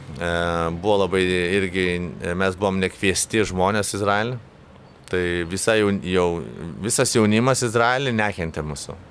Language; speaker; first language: Lithuanian; native; Lithuanian